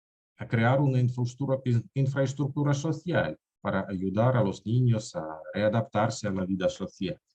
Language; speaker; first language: Spanish; non-native, fluent; Russian